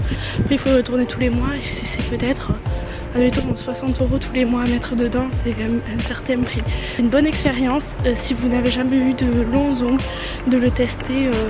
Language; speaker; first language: French; native; French